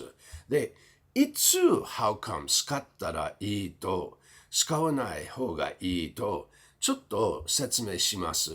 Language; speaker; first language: Japanese; non-native, fluent; English